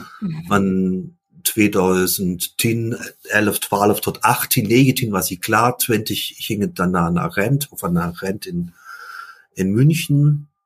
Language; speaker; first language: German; early bilingual, other home language; Dutch